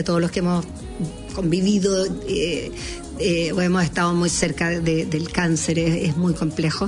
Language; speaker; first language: Spanish; native; Spanish